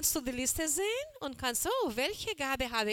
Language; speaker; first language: German; non-native, learner; Portuguese